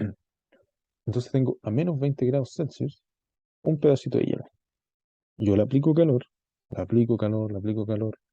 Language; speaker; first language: Spanish; native; Spanish